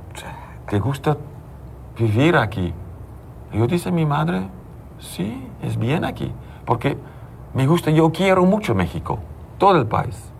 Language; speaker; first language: Spanish; non-native, learner; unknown